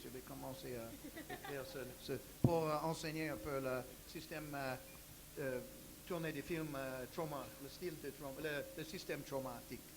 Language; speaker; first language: French; non-native, learner; English